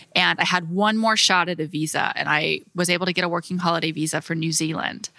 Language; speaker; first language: English; native; English